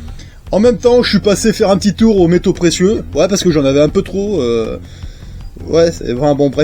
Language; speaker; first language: French; native; French